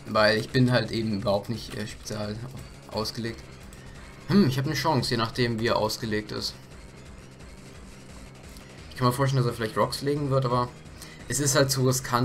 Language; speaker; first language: German; native; German